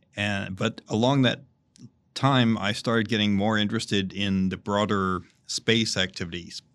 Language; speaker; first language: English; native; English